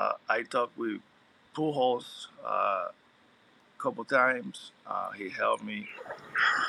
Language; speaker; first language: English; non-native, learner; Spanish